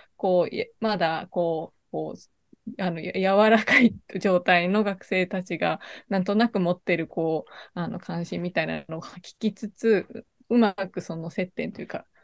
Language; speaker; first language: Japanese; native; Japanese